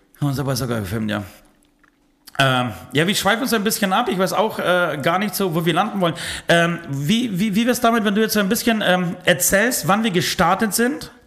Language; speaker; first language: German; early bilingual, other home language; Polish